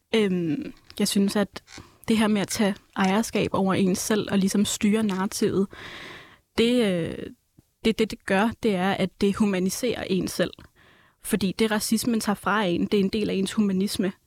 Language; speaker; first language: Danish; native; Danish